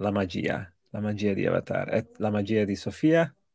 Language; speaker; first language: Italian; early bilingual, other home language; English